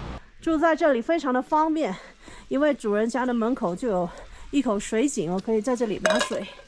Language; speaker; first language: Chinese; native; Chinese